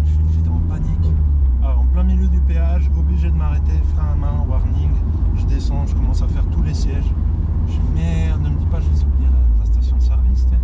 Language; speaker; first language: French; native; French